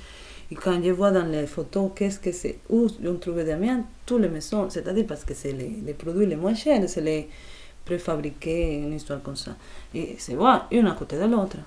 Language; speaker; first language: French; non-native, fluent; Spanish